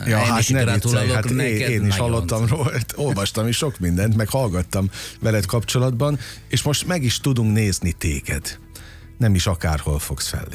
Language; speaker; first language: Hungarian; native; Hungarian